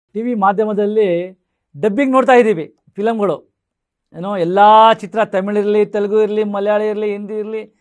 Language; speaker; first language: Kannada; non-native, local second language; Marathi